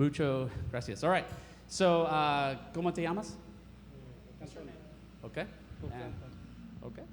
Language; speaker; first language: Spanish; non-native, learner; English